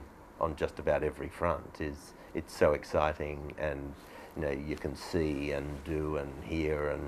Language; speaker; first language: English; native; English